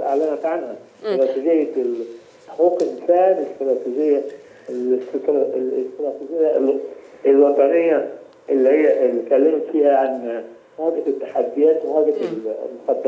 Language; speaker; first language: Arabic; native; Arabic